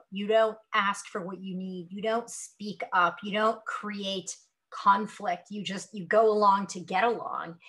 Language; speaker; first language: English; early bilingual, other home language; Hindi